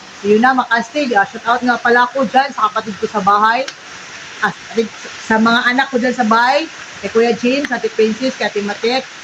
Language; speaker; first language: Filipino; non-native, local second language; Cebuano